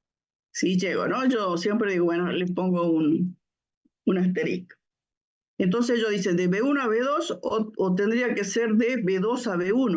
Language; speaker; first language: Spanish; native; Spanish